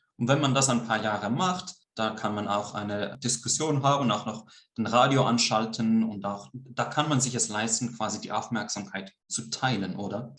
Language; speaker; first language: German; early bilingual, heritage; Swiss German